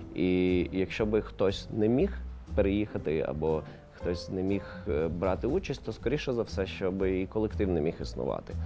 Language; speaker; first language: Ukrainian; non-native, local second language; Russian